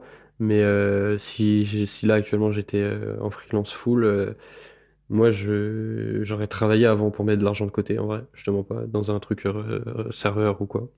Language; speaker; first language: French; native; French